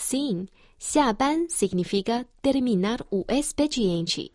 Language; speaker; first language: Portuguese; non-native, fluent; Chinese